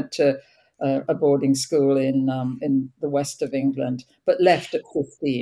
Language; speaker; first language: English; native; English